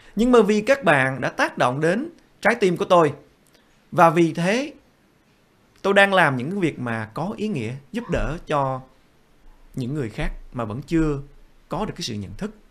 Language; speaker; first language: Vietnamese; early bilingual, other home language; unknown